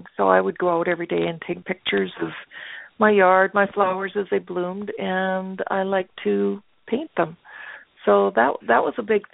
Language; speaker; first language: English; native; English